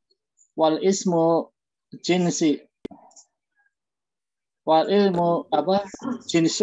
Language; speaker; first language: Arabic; non-native, learner; Indonesian